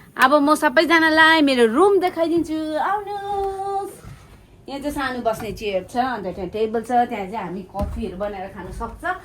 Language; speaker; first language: Nepali; native; Nepali